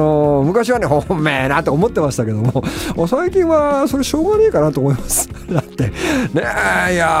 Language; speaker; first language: Japanese; native; Japanese